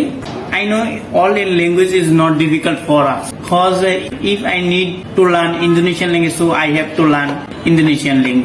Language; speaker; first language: English; non-native, learner; Bangla